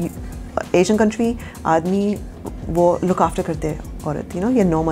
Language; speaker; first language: Hindi; early bilingual, heritage; Urdu